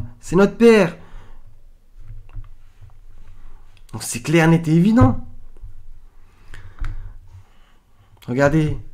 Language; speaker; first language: French; native; French